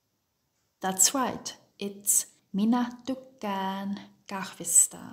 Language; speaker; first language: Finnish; non-native, fluent; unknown